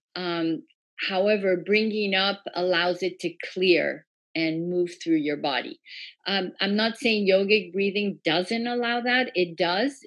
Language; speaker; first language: English; early bilingual, other home language; Persian